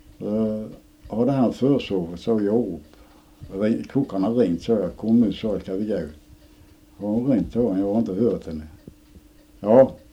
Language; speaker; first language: Swedish; native; Swedish